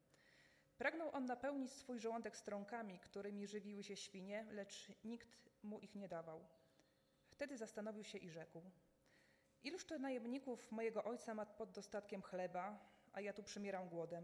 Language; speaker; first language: Polish; native; Polish